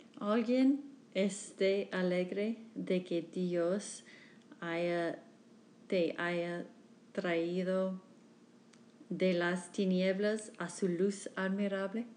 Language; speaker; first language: Spanish; non-native, learner; English